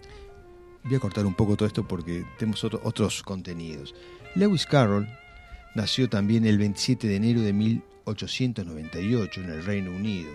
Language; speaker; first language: Spanish; native; Spanish